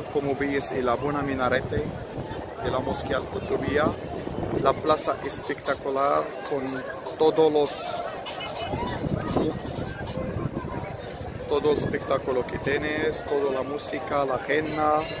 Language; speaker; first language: Spanish; non-native, learner; Arabic